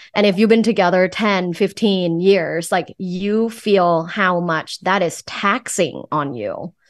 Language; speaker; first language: English; non-native, fluent; Thai